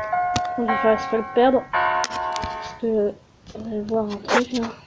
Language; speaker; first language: French; native; French